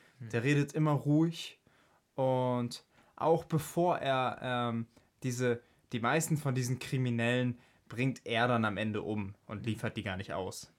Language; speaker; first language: German; native; German